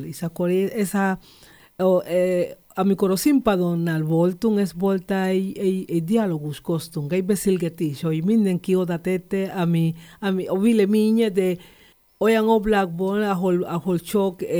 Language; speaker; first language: Hungarian; non-native, learner; Spanish